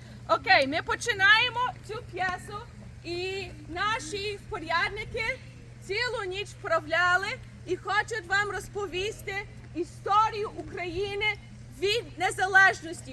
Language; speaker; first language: Ukrainian; early bilingual, heritage; Ukrainian